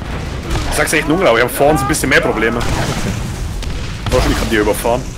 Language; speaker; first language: German; native; German